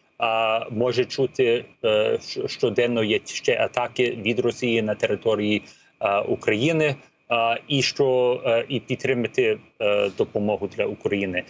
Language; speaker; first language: Ukrainian; early bilingual, heritage; Ukrainian